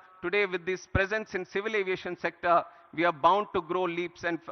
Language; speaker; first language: English; non-native, local second language; Telugu